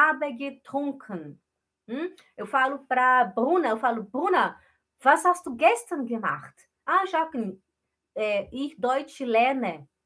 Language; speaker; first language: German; non-native, fluent; Portuguese